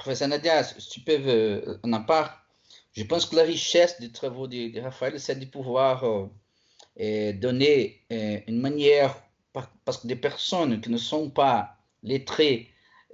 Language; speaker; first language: French; non-native, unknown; Portuguese